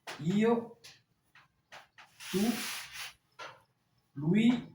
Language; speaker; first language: Italian; non-native, fluent; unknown